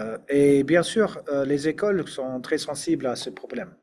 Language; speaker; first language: French; non-native, fluent; English